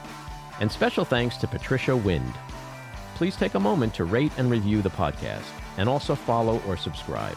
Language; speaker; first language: English; native; English